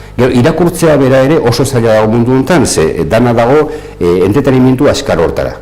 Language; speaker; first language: Basque; native; Basque